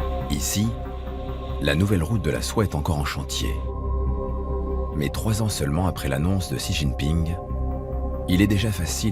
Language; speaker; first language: French; native; French